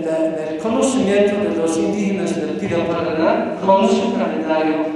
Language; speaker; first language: Spanish; non-native, fluent; English